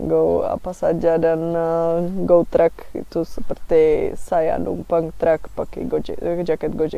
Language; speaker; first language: Indonesian; non-native, fluent; Czech